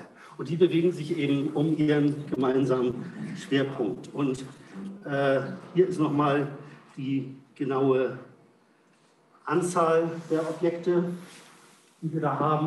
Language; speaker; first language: German; native; German